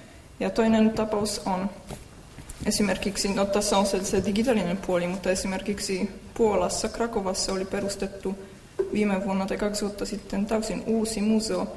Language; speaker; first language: Finnish; non-native, fluent; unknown